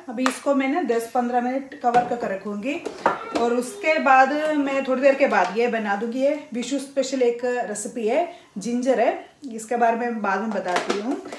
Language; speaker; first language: Hindi; non-native, local second language; Malayalam